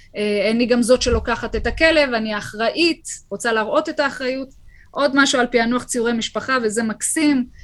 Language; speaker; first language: Hebrew; native; Hebrew